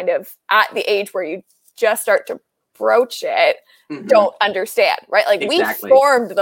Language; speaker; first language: English; native; English